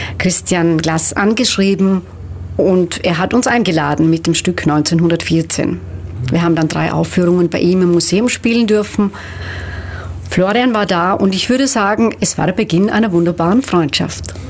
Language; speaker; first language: German; native; German